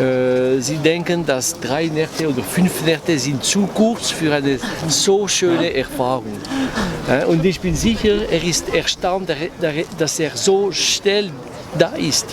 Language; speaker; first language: German; non-native, local second language; French